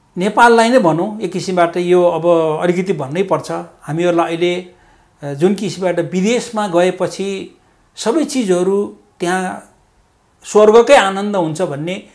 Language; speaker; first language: Nepali; non-native, local second language; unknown